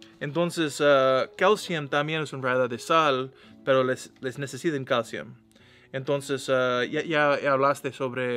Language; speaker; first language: Spanish; non-native, learner; English